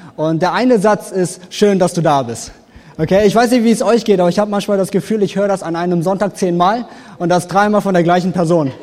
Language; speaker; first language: German; native; German